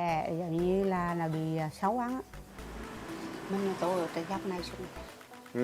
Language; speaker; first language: Vietnamese; native; Vietnamese